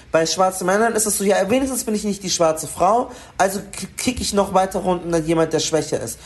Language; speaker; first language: German; early bilingual, other home language; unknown